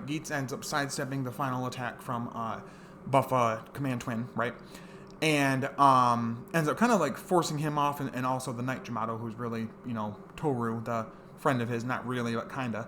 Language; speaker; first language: English; native; English